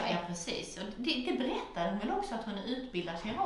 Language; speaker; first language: Swedish; native; Swedish